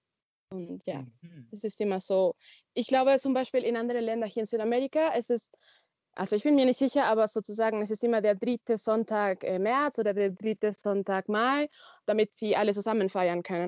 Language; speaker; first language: German; non-native, learner; Spanish